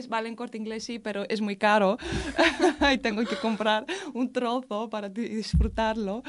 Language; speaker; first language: Spanish; non-native, fluent; Greek